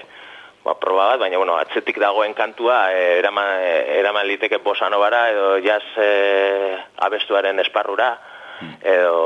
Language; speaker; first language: Basque; native; Basque